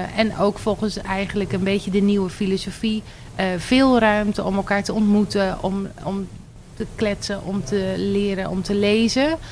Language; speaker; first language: Dutch; native; Dutch